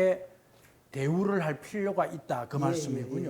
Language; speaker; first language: Korean; native; Korean